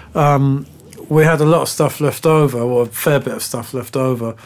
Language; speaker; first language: English; native; English